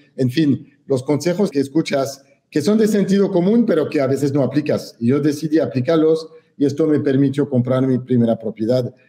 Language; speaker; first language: Spanish; non-native, fluent; French